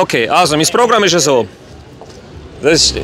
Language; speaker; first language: German; native; German